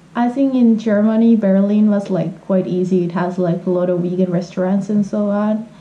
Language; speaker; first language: English; non-native, fluent; Finnish